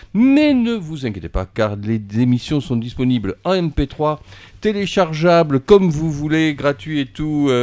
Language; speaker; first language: French; native; French